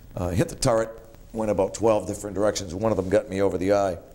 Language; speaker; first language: English; native; English